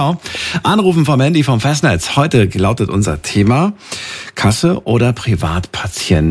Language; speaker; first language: German; native; German